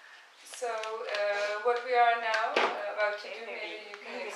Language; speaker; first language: English; non-native, fluent; Turkish